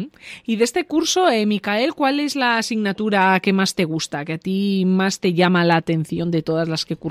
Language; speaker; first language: Spanish; native; Spanish